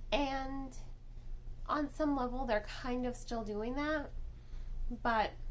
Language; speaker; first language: English; native; English